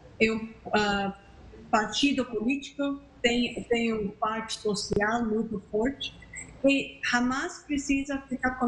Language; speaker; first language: Portuguese; non-native, fluent; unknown